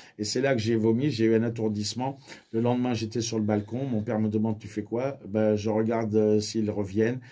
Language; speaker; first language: French; early bilingual, other home language; Armenian